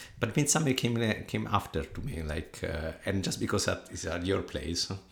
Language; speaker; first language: English; non-native, fluent; Italian